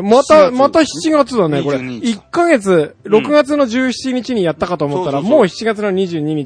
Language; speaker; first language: Japanese; native; Japanese